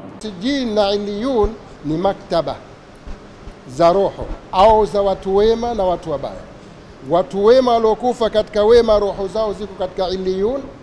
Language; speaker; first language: Swahili; native; Swahili